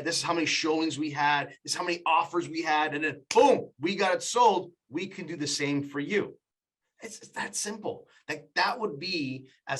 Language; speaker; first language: English; native; English